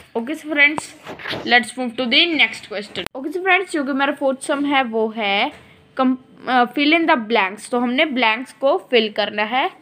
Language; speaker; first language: Hindi; non-native, local second language; Punjabi